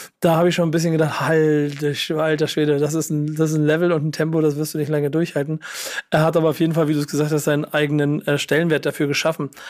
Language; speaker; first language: German; native; German